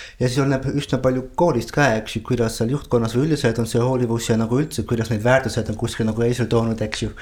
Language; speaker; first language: Estonian; non-native, fluent; Dutch